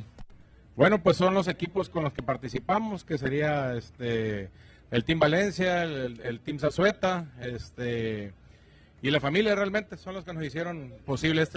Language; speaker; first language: Spanish; native; Spanish